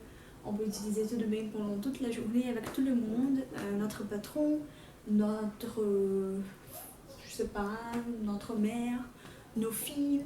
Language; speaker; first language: French; non-native, fluent; Portuguese